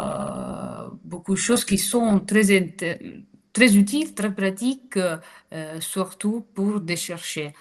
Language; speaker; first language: French; non-native, fluent; Italian